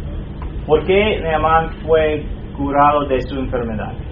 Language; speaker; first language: Spanish; non-native, fluent; English